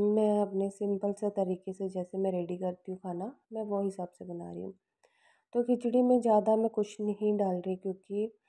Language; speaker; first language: Hindi; non-native, local second language; Punjabi